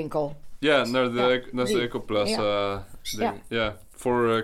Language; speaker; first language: Dutch; non-native, learner; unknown